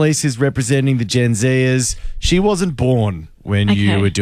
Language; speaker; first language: English; native; English